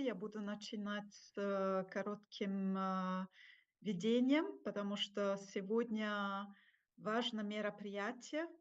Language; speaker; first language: Russian; non-native, fluent; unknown